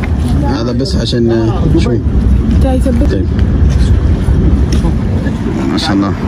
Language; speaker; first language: Arabic; non-native, learner; French